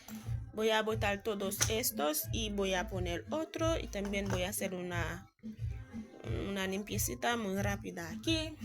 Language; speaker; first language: Spanish; non-native, fluent; Haitian Creole